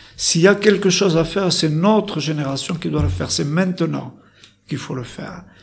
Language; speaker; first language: French; native; French